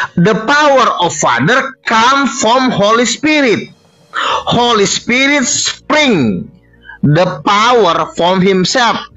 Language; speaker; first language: English; non-native, learner; Indonesian